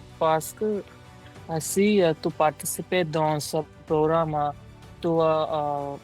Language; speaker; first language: French; non-native, learner; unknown